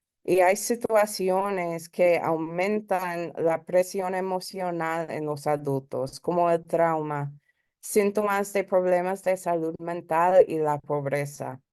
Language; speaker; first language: Spanish; early bilingual, heritage; Spanish